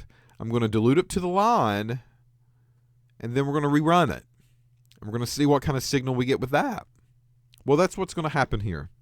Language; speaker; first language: English; native; English